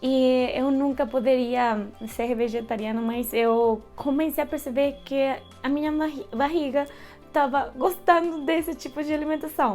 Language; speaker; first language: Portuguese; non-native, fluent; Spanish